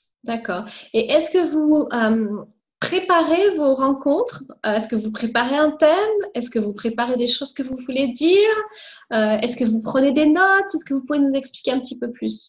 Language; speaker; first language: French; native; French